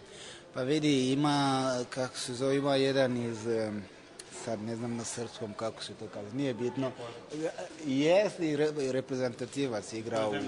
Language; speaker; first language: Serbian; non-native, fluent; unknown